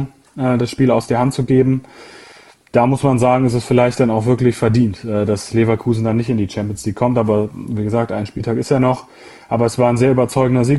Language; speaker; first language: German; native; German